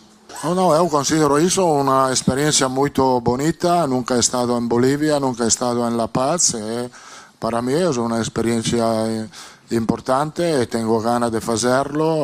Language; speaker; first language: Portuguese; non-native, learner; Italian